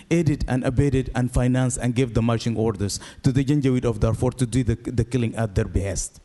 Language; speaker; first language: English; non-native, fluent; Arabic